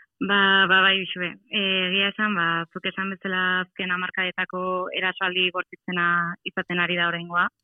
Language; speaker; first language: Basque; native; Basque